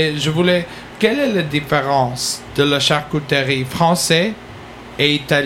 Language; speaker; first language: French; non-native, learner; English